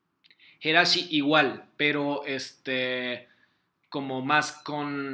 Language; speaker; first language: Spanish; non-native, fluent; Japanese